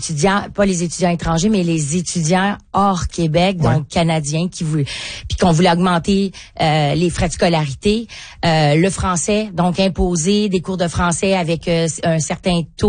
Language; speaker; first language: French; native; French